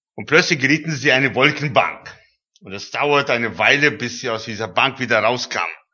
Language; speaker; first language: German; early bilingual, heritage; German